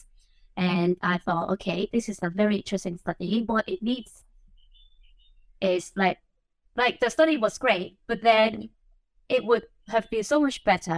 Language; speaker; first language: English; non-native, local second language; Cantonese